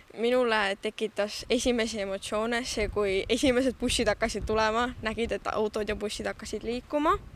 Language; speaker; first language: Estonian; native; Estonian